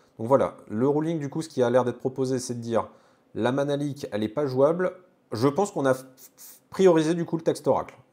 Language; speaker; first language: French; native; French